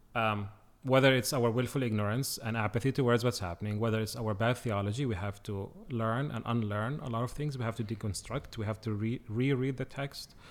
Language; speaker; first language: English; non-native, fluent; Arabic